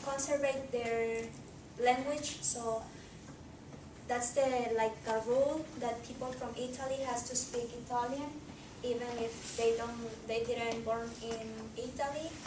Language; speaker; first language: English; non-native, learner; Spanish